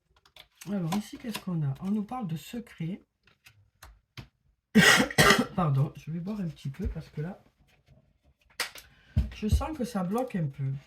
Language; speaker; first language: French; native; French